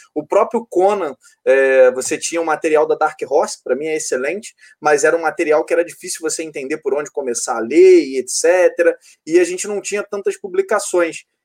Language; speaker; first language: Portuguese; native; Portuguese